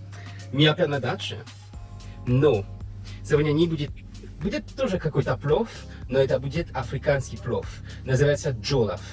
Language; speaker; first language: Russian; non-native, learner; French